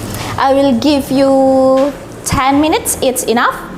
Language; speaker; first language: English; non-native, learner; Indonesian